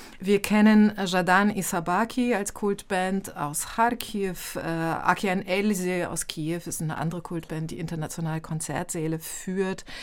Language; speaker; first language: German; native; German